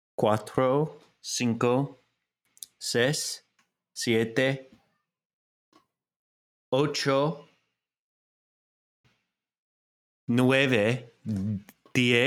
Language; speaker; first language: Spanish; non-native, learner; English